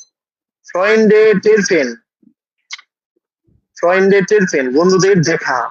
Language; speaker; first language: German; non-native, learner; Bangla